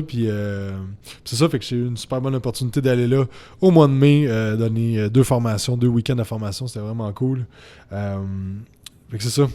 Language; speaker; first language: French; native; French